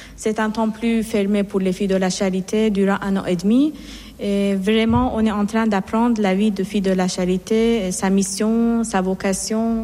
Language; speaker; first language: French; non-native, fluent; Persian